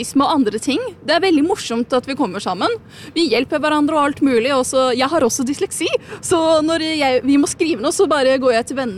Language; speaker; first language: Norwegian; native; Norwegian